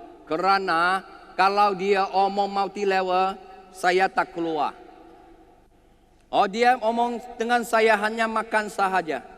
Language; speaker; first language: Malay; non-native, learner; Chinese